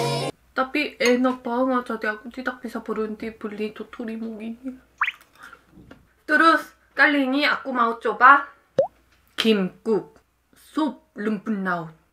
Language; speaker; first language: Indonesian; non-native, fluent; Korean